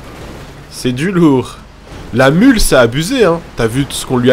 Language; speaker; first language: French; native; French